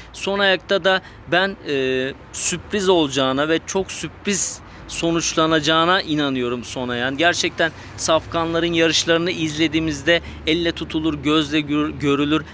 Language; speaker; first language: Turkish; native; Turkish